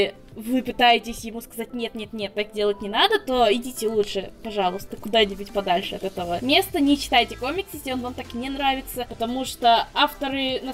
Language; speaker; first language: Russian; native; Russian